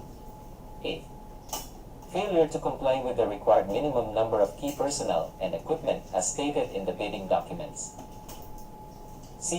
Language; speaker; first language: English; non-native, local second language; Cebuano